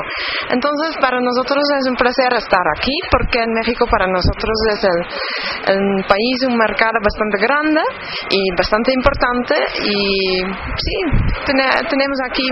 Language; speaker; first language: Spanish; non-native, fluent; Dutch